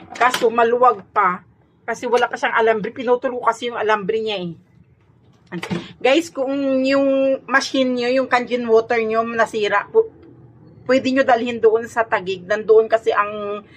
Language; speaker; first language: Filipino; native; Filipino